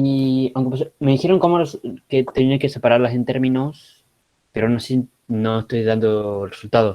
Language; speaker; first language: Spanish; native; Spanish